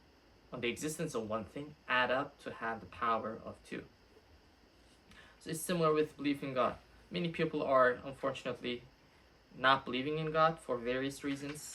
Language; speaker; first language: English; non-native, fluent; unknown